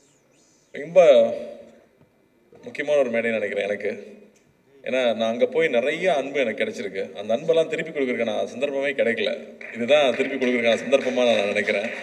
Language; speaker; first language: Tamil; native; Tamil